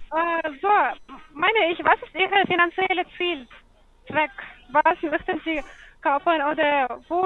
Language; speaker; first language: German; non-native, learner; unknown